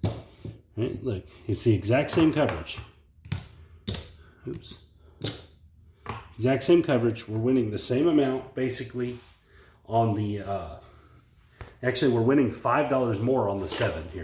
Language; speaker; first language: English; native; English